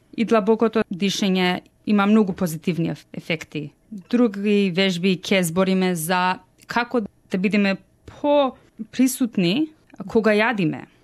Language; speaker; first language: Macedonian; early bilingual, heritage; Macedonian